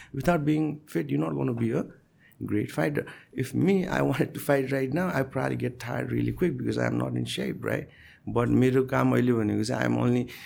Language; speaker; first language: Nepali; native; Nepali